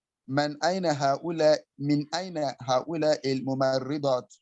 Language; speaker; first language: Arabic; non-native, learner; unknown